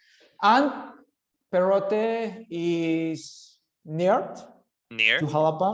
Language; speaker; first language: English; non-native, learner; Spanish